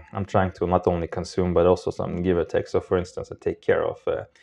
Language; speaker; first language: English; non-native, fluent; Romanian